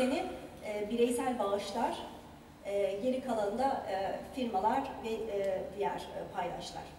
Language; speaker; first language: Turkish; native; Turkish